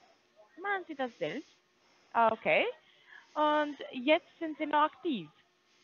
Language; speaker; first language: German; non-native, fluent; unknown